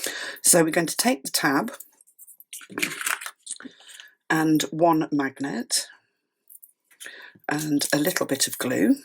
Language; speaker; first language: English; native; English